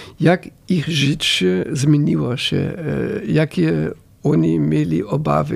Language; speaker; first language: Polish; non-native, fluent; German